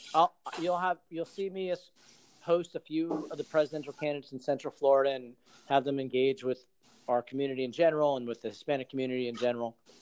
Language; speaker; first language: English; native; English